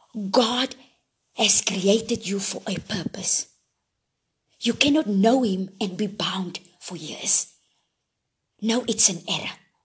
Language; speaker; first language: English; non-native, local second language; Afrikaans